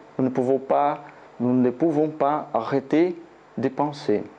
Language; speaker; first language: French; non-native, learner; Portuguese